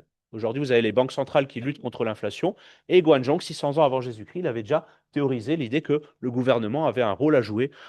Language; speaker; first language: French; native; French